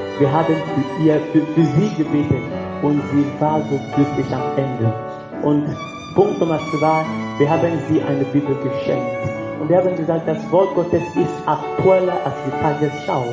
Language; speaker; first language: German; non-native, fluent; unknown